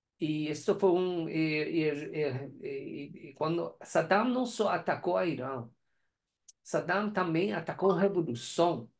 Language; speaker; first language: Portuguese; non-native, learner; Persian